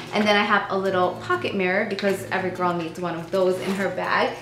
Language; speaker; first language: English; native; English